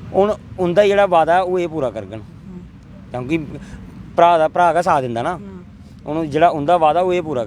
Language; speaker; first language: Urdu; non-native, local second language; Dogri